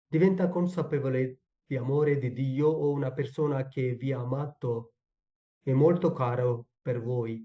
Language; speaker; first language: Italian; non-native, fluent; Tamil